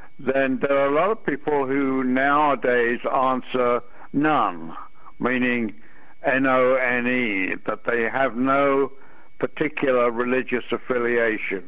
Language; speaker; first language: English; native; English